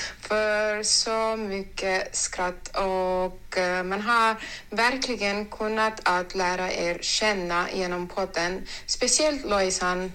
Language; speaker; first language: Swedish; non-native, learner; Estonian